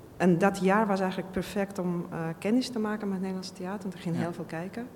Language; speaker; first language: Dutch; non-native, fluent; Russian